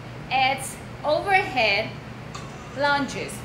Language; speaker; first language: English; non-native, fluent; Spanish